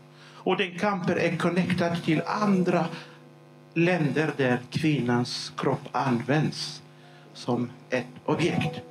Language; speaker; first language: Swedish; non-native, fluent; Lingala